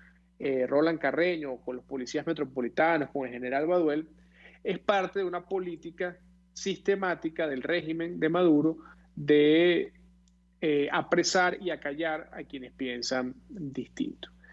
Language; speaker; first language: Spanish; native; Spanish